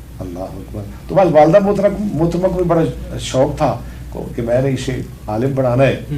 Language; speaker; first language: Urdu; non-native, local second language; Punjabi